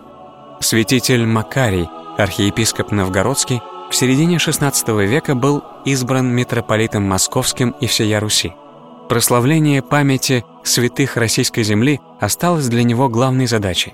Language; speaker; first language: Russian; native; Russian